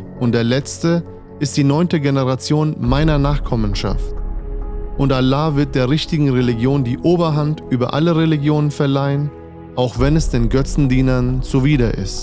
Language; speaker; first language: German; native; German